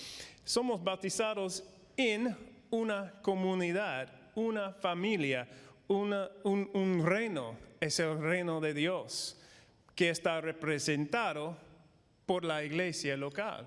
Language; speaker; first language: Spanish; non-native, fluent; English